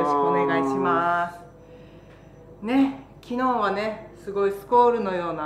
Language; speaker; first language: Japanese; native; Japanese